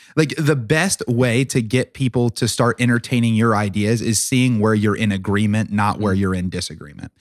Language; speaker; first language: English; native; English